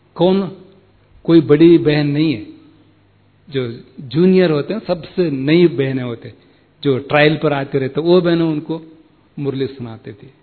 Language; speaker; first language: Hindi; non-native, local second language; Kannada